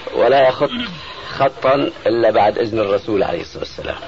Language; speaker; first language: Arabic; native; Arabic